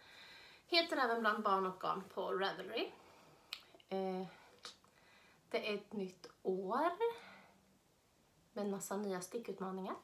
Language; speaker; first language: Swedish; native; Swedish